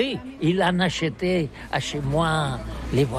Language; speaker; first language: French; non-native, learner; Catalan